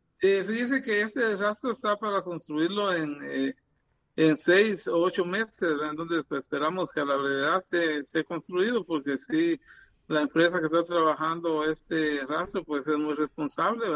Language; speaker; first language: Spanish; native; Spanish